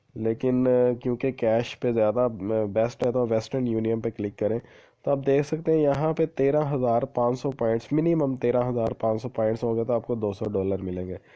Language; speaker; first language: Urdu; non-native, local second language; Punjabi